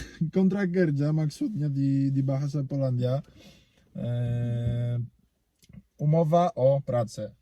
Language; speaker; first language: Indonesian; non-native, learner; Polish